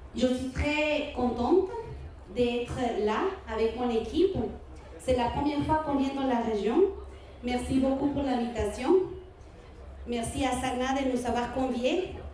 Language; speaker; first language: French; non-native, fluent; Spanish